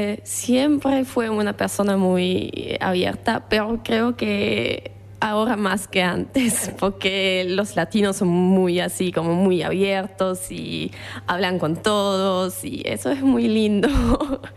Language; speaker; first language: Spanish; non-native, fluent; German